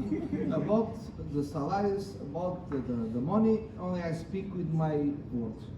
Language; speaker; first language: English; non-native, learner; Portuguese